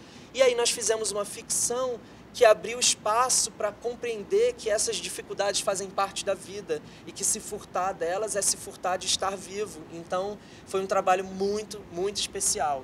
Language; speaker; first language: Portuguese; native; Portuguese